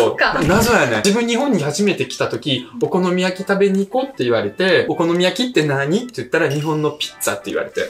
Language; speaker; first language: Japanese; early bilingual, other home language; Russian